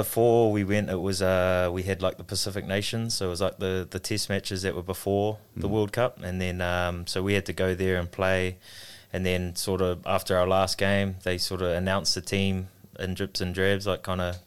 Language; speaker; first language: English; native; English